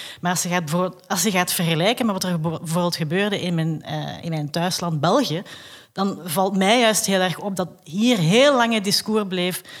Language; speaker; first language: Dutch; native; Dutch